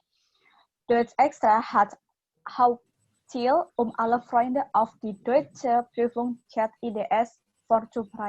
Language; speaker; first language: German; non-native, learner; Indonesian